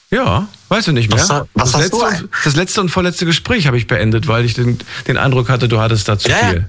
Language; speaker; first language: German; native; German